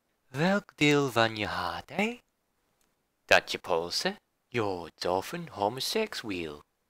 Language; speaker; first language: Dutch; non-native, learner; English